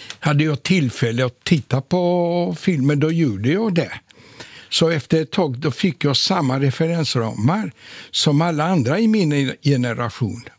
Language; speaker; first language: Swedish; non-native, fluent; Polish